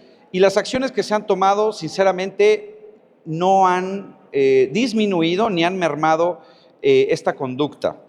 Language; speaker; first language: Spanish; native; Spanish